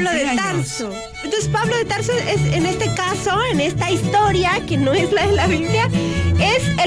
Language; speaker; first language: Spanish; native; Spanish